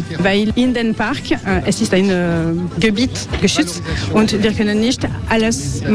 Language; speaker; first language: German; non-native, learner; French